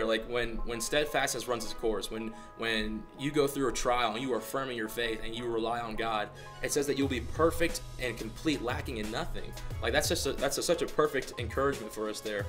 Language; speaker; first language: English; native; English